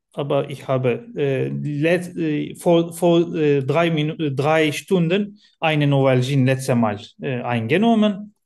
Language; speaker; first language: German; non-native, learner; Turkish